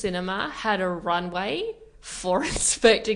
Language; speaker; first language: English; native; English